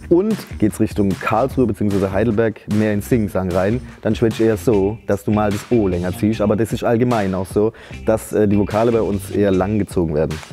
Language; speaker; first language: German; native; German